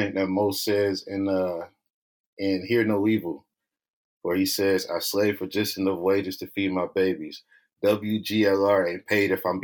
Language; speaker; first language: English; native; English